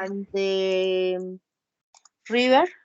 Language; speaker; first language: English; non-native, learner; Spanish